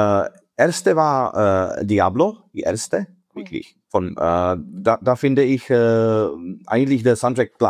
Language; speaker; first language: German; non-native, fluent; Czech